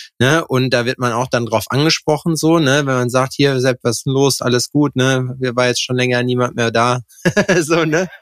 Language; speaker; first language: German; native; German